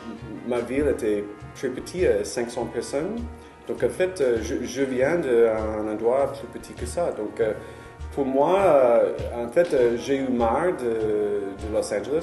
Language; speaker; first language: French; non-native, fluent; English